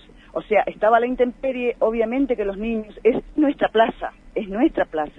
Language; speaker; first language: Spanish; native; Spanish